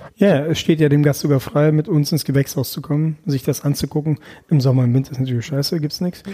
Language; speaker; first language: German; early bilingual, other home language; Russian